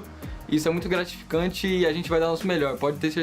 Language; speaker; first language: Portuguese; native; Portuguese